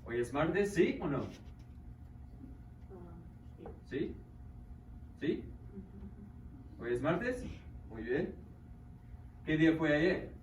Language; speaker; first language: Spanish; non-native, fluent; English